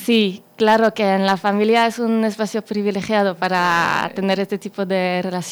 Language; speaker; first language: Spanish; non-native, fluent; French